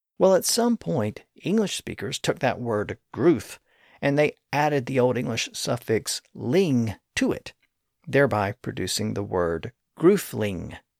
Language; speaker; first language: English; native; English